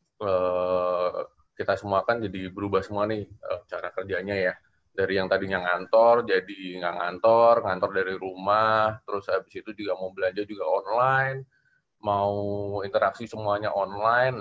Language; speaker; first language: Indonesian; native; Indonesian